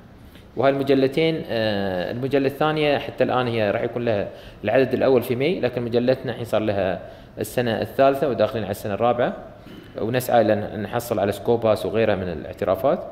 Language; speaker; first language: Arabic; native; Arabic